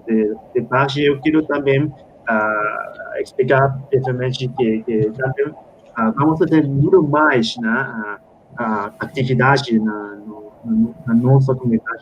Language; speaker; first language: Portuguese; non-native, fluent; Spanish